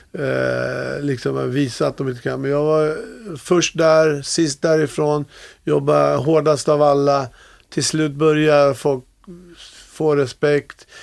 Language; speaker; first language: Swedish; early bilingual, other home language; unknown